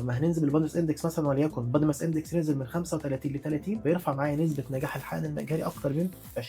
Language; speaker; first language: Arabic; native; Arabic